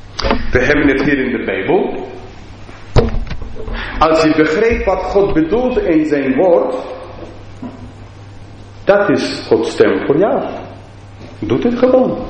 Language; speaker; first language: Dutch; non-native, fluent; English